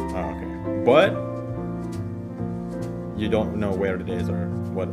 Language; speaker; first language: English; non-native, fluent; Indonesian